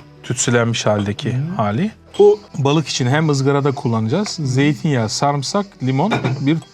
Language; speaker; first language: Turkish; native; Turkish